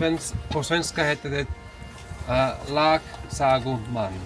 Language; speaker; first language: Swedish; non-native, fluent; Icelandic